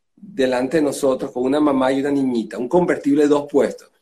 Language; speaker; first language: Spanish; native; Spanish